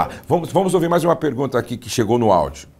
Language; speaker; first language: Portuguese; native; Portuguese